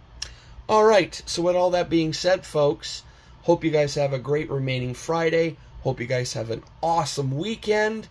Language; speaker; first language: English; native; English